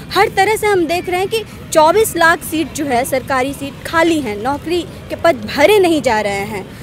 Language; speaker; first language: Hindi; native; Hindi